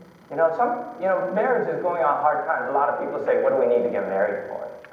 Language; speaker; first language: English; early bilingual, other home language; Chinese